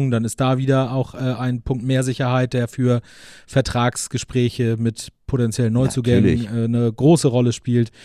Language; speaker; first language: German; native; German